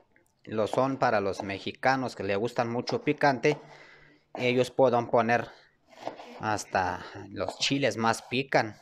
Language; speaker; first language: Spanish; non-native, learner; Turkish